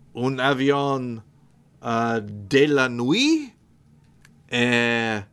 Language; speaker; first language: French; non-native, learner; English